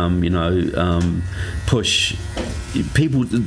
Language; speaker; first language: English; native; English